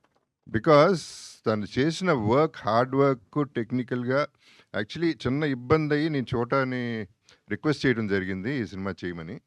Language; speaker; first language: Telugu; native; Telugu